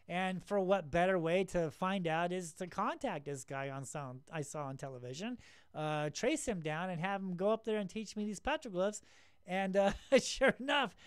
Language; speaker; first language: English; native; English